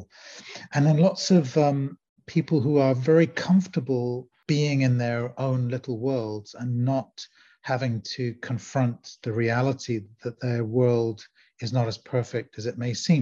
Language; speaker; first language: English; native; English